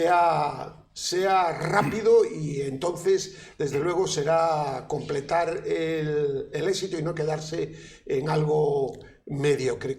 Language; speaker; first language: Spanish; native; Spanish